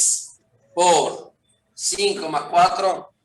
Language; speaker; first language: Spanish; native; Spanish